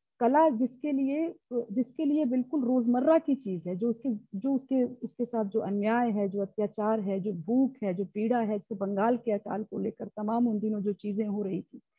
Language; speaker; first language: Hindi; native; Hindi